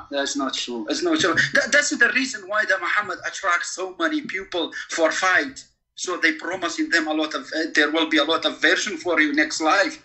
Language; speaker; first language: English; non-native, fluent; Kurdish